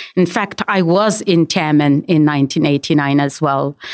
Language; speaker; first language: English; non-native, fluent; Chinese